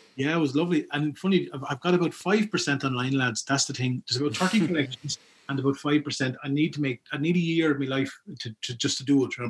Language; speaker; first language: English; native; English